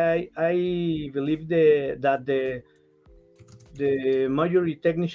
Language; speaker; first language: English; non-native, learner; Spanish